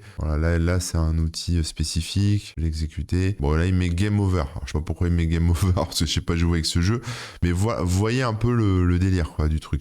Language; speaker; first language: French; native; French